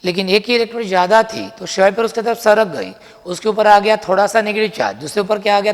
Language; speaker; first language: Hindi; non-native, local second language; Marathi